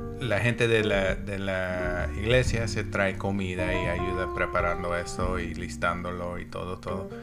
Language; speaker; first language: Spanish; non-native, learner; English